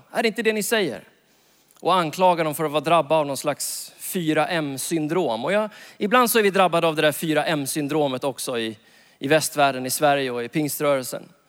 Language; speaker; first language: Swedish; native; Swedish